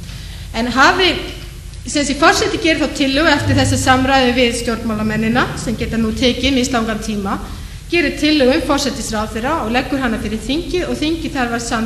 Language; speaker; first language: Icelandic; native; Icelandic